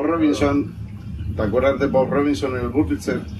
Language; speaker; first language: Spanish; native; Spanish